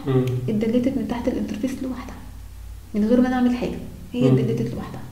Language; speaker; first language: Arabic; native; Arabic